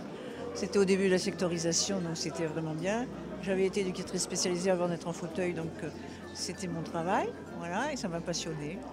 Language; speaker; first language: French; native; French